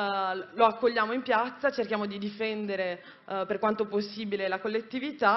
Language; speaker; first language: Italian; native; Italian